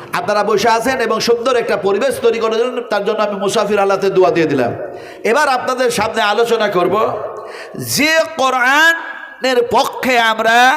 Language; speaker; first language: Bangla; non-native, local second language; Urdu